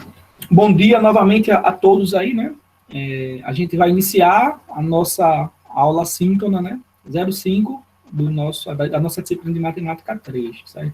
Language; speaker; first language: Portuguese; native; Portuguese